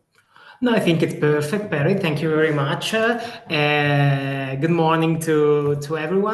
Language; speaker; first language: English; non-native, fluent; Italian